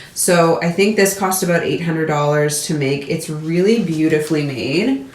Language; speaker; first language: English; native; English